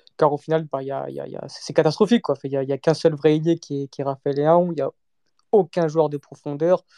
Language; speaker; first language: French; early bilingual, other home language; Portuguese